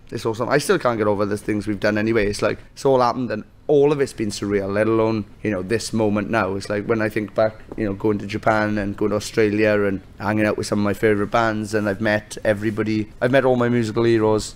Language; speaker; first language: English; native; English